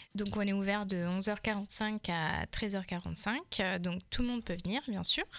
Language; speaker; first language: French; native; French